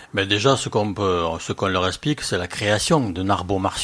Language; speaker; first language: French; native; French